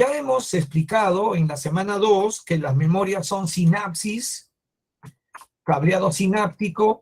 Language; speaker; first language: Spanish; native; Spanish